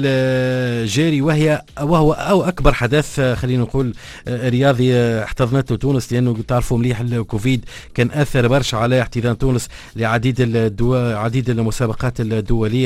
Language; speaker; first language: Arabic; native; Arabic